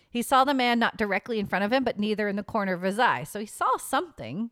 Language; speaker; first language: English; native; English